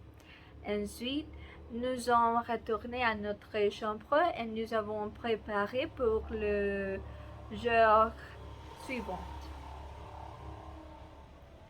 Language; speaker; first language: French; non-native, learner; Spanish